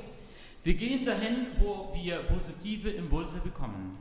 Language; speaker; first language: German; non-native, fluent; Arabic